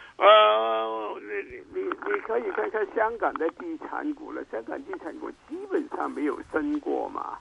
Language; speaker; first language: Chinese; non-native, local second language; Cantonese